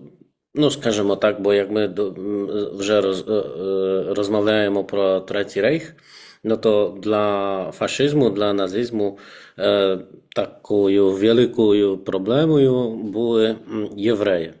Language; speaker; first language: Ukrainian; non-native, fluent; Polish